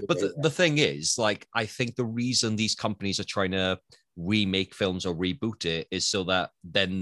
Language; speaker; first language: English; native; English